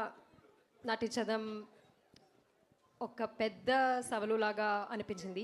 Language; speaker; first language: Telugu; non-native, learner; Malayalam